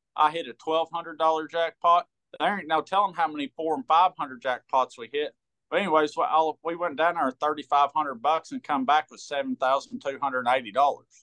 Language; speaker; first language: English; native; English